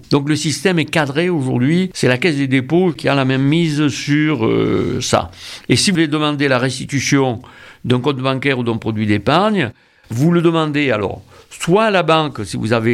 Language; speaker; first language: French; native; French